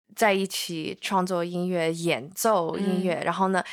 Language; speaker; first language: Chinese; early bilingual, heritage; Chinese